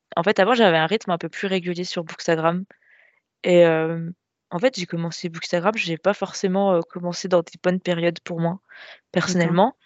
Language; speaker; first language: French; native; French